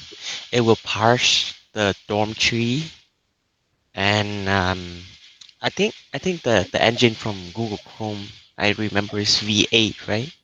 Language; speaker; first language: English; non-native, learner; Vietnamese